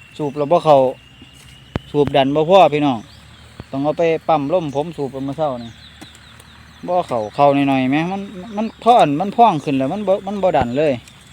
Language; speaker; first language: Thai; native; Thai